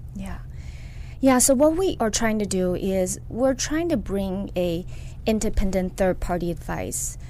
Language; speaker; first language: English; early bilingual, other home language; Chinese